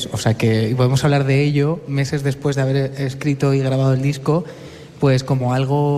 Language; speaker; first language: Spanish; native; Spanish